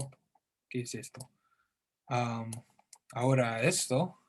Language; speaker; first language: Spanish; non-native, learner; English